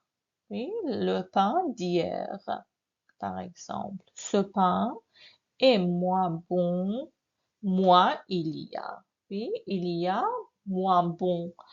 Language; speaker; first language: French; non-native, fluent; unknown